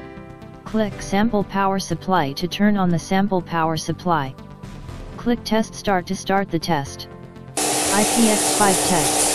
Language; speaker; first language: English; non-native, fluent; Chinese